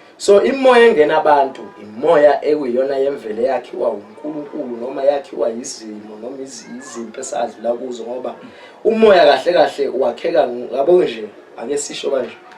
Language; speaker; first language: Zulu; native; Zulu